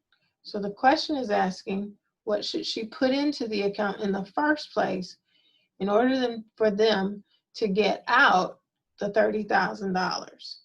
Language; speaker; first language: English; native; English